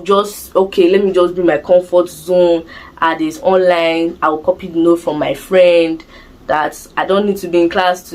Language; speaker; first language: English; non-native, local second language; Igbo